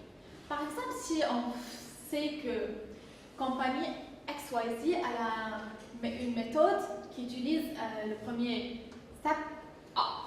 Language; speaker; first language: French; non-native, fluent; English